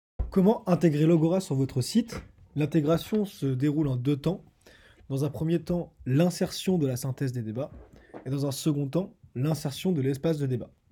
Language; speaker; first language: French; native; French